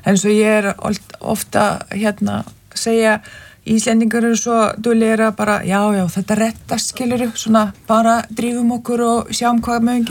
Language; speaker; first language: Icelandic; non-native, fluent; Lithuanian